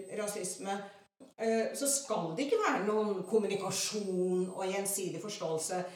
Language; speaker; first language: Norwegian; early bilingual, other home language; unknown